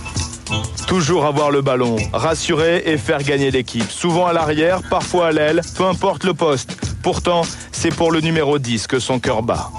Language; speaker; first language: French; native; French